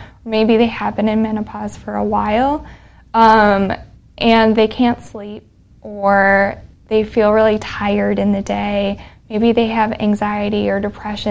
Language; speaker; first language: English; native; English